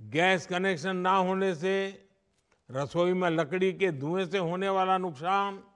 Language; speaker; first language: Hindi; non-native, local second language; Gujarati